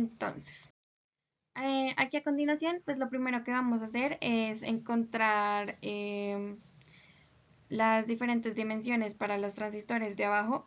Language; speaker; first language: Spanish; native; Spanish